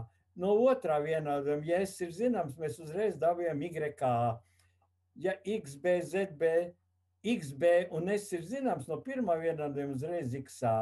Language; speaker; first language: Latvian; native; Latvian